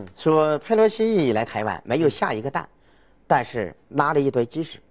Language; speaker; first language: Chinese; native; Chinese